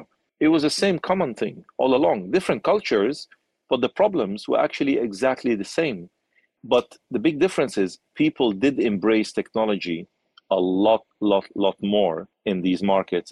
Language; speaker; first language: English; non-native, local second language; Arabic